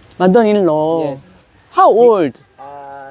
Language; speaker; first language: English; non-native, learner; Korean